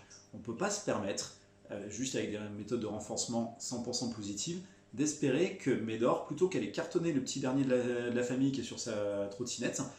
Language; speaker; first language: French; native; French